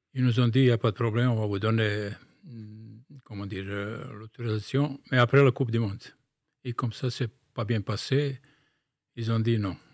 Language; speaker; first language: French; non-native, fluent; Bosnian